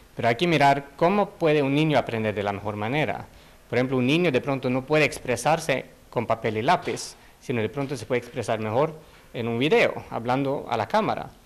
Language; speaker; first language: Spanish; non-native, fluent; Finnish